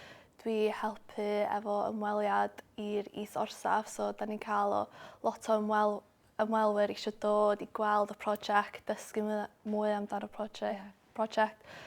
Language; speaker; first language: Welsh; non-native, local second language; English